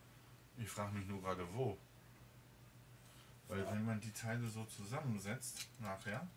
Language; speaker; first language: German; native; German